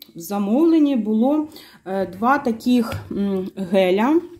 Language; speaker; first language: Ukrainian; non-native, local second language; Russian